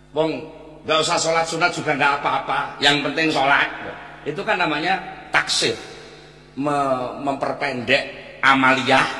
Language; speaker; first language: Indonesian; non-native, local second language; Javanese